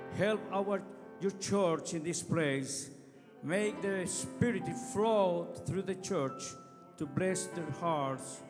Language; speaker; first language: English; non-native, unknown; Spanish